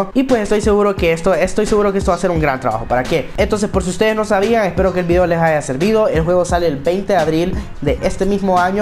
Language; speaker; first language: Spanish; native; Spanish